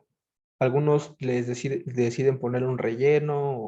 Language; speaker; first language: Spanish; native; Spanish